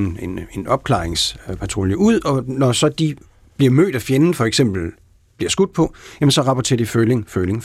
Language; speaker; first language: Danish; native; Danish